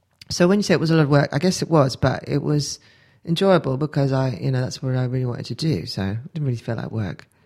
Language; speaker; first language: English; native; English